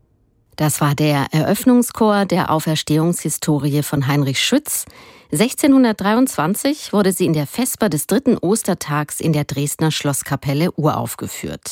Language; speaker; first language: German; native; German